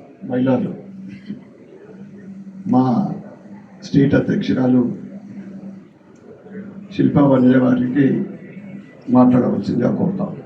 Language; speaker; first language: Telugu; native; Telugu